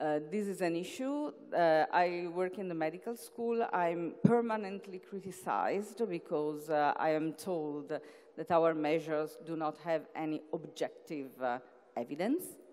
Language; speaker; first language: English; non-native, fluent; Italian